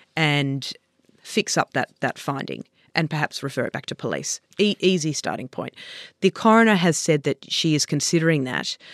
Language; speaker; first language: English; native; English